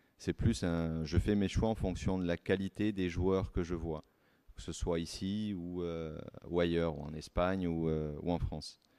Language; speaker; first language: French; native; French